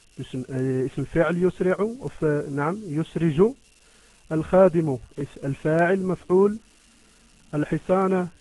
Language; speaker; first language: Arabic; non-native, learner; Dutch